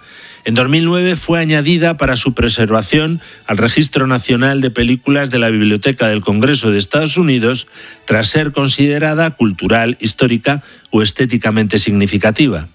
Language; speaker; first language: Spanish; native; Spanish